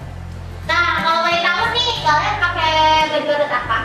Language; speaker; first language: Indonesian; native; Indonesian